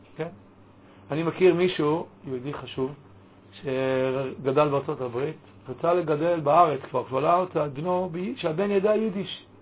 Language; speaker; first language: Hebrew; native; Hebrew